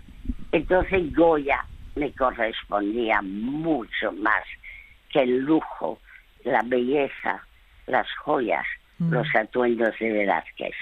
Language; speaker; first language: Spanish; early bilingual, other home language; French